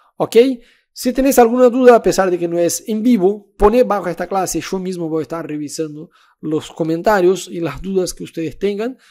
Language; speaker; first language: Spanish; non-native, fluent; Portuguese